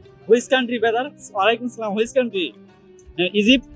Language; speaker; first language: English; non-native, local second language; Bangla